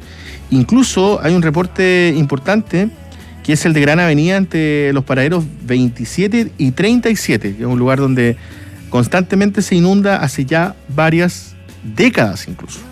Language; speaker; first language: Spanish; native; Spanish